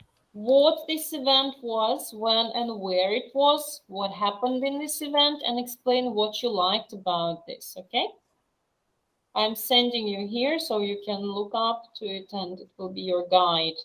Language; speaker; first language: English; non-native, fluent; Russian